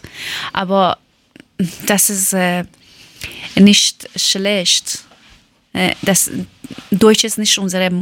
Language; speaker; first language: German; non-native, learner; Persian